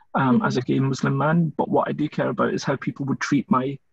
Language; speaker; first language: English; native; English